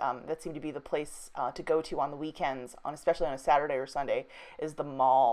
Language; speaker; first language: English; native; English